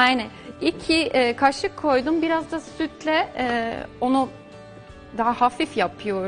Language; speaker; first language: Turkish; non-native, fluent; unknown